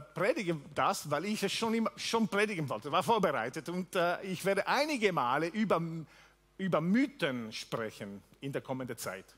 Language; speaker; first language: German; non-native, fluent; Italian